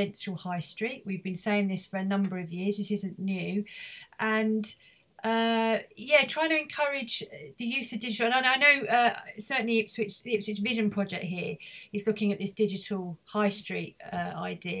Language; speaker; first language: English; native; English